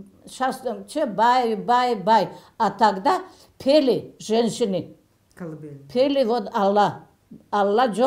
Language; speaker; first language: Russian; non-native, local second language; Persian